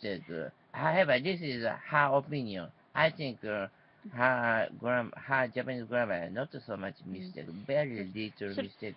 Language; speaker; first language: English; non-native, learner; Japanese